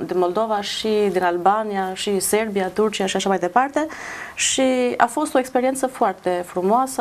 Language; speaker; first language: Romanian; non-native, fluent; Albanian